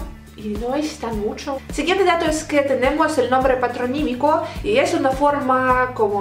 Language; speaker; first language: Spanish; non-native, learner; Russian